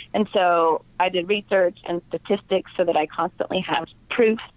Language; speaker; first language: English; native; English